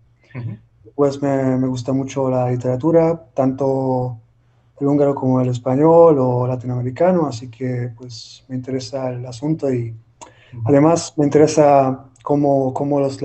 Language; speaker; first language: Spanish; non-native, fluent; Hungarian